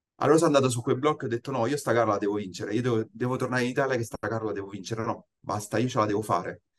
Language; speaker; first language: Italian; native; Italian